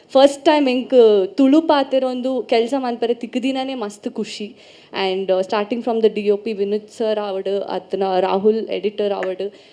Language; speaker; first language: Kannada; non-native, local second language; Tulu